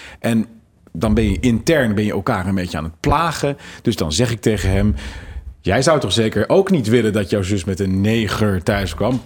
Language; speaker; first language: Dutch; native; Dutch